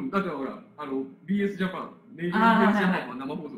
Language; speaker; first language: Japanese; native; Japanese